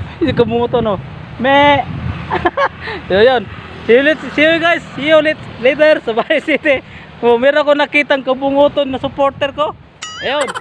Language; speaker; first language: Filipino; non-native, local second language; Cebuano